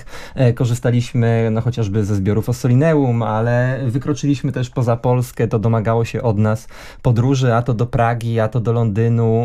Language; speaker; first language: Polish; native; Polish